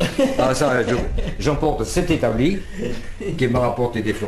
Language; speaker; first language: French; native; French